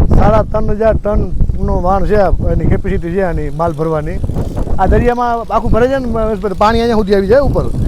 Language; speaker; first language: Gujarati; non-native, local second language; Kachhi